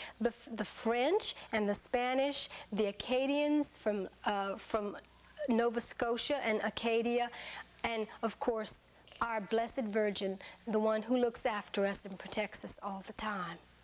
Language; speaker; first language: English; native; English